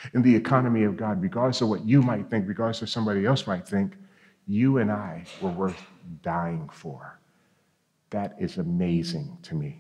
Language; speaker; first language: English; native; English